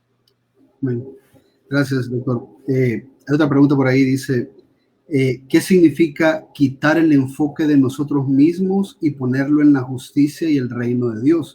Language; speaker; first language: Spanish; native; Spanish